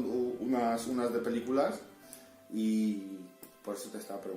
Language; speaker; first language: Spanish; non-native, fluent; Polish